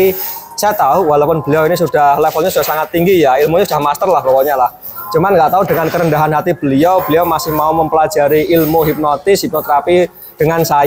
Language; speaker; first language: Indonesian; native; Indonesian